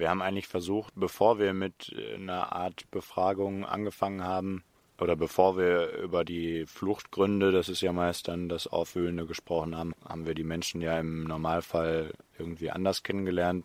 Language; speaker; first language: German; native; German